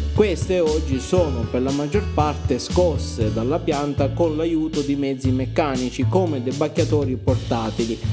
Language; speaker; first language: Italian; native; Italian